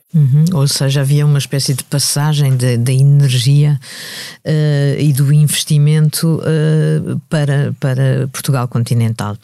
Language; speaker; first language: Portuguese; native; Portuguese